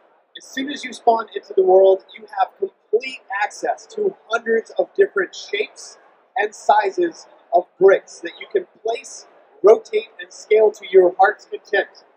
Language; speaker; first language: English; native; English